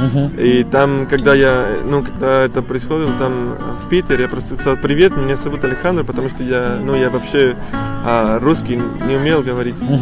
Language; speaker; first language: Russian; non-native, learner; Spanish